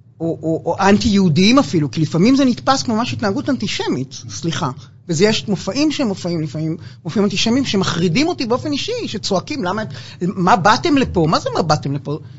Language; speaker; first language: Hebrew; native; Hebrew